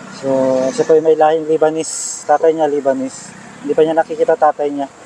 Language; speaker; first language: Filipino; native; Filipino